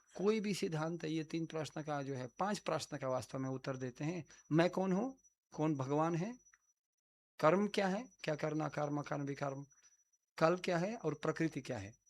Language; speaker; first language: Hindi; non-native, fluent; Russian